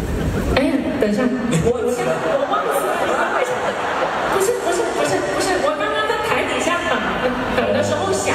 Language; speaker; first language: Chinese; non-native, local second language; Cantonese